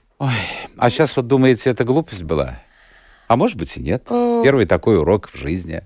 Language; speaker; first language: Russian; native; Russian